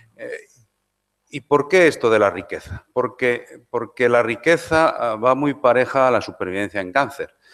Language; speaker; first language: Spanish; non-native, local second language; Galician